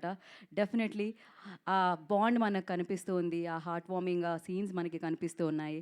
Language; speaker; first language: Telugu; native; Telugu